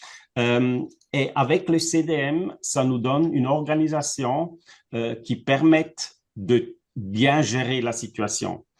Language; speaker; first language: French; non-native, fluent; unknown